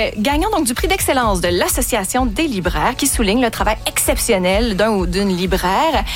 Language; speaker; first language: French; native; French